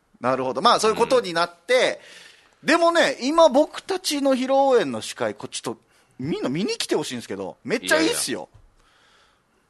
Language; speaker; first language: Japanese; native; Japanese